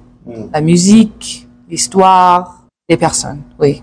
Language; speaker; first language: French; non-native, learner; English